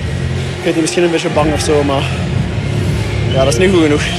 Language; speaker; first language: Dutch; non-native, local second language; French